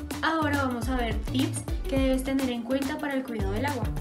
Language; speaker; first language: Spanish; native; Spanish